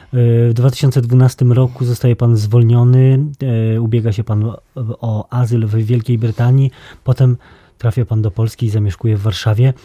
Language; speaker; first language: Polish; native; Polish